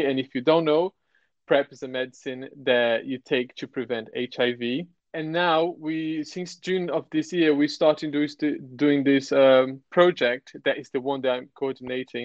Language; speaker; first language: English; non-native, fluent; Portuguese